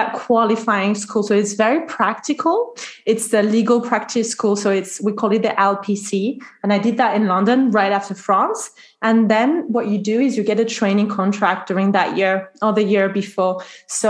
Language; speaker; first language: English; non-native, fluent; French